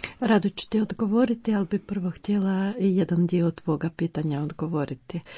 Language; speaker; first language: Croatian; non-native, fluent; Ukrainian